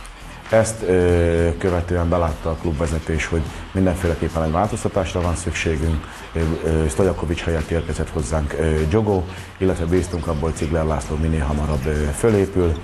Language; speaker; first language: Hungarian; native; Hungarian